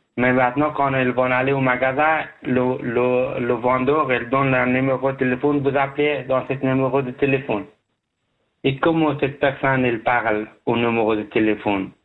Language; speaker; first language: French; non-native, learner; Persian